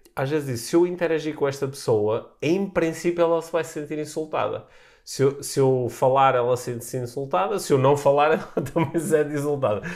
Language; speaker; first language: Portuguese; native; Portuguese